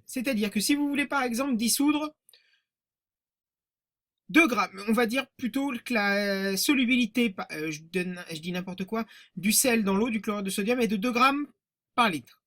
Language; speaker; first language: French; native; French